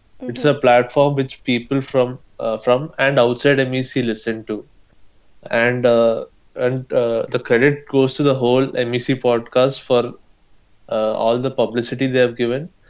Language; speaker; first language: English; non-native, local second language; Malayalam